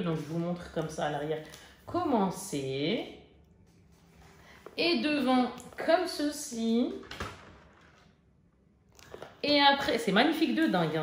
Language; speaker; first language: French; native; French